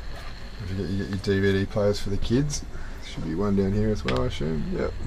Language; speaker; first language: English; native; English